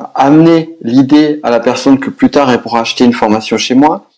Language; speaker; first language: French; native; French